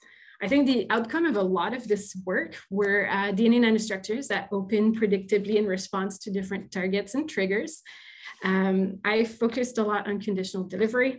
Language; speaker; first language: English; non-native, fluent; French